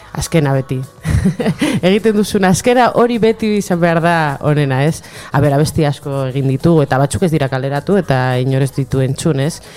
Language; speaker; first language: Basque; non-native, local second language; Spanish